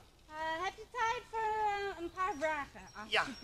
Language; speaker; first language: Dutch; non-native, learner; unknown